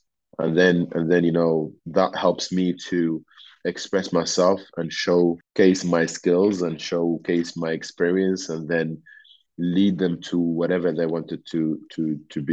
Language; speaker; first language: English; non-native, fluent; Arabic